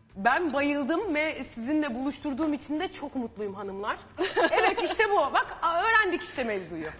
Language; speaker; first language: Turkish; native; Turkish